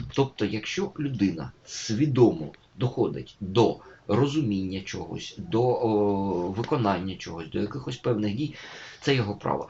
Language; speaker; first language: Ukrainian; native; Ukrainian